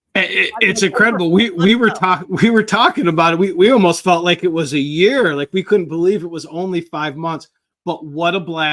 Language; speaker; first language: English; native; English